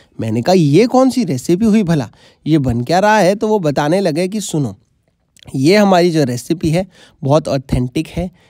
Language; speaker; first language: Hindi; native; Hindi